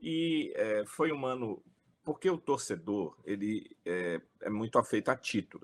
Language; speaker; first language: Portuguese; native; Portuguese